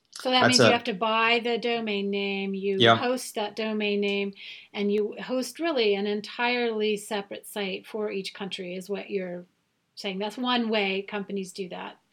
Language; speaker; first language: English; non-native, fluent; German